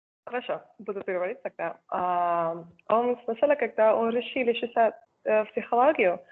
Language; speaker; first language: Russian; non-native, fluent; Spanish